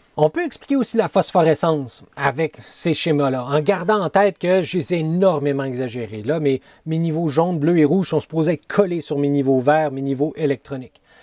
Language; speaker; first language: French; native; French